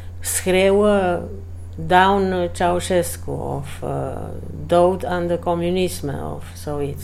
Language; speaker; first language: Dutch; non-native, fluent; Romanian